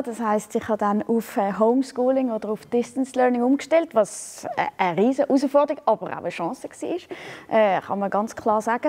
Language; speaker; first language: German; native; German